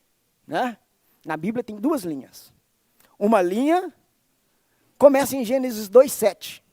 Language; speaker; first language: Portuguese; native; Portuguese